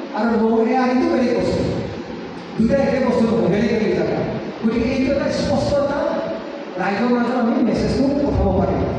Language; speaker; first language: Assamese; non-native, local second language; Karbi